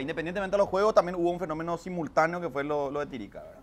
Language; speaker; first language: Spanish; native; Spanish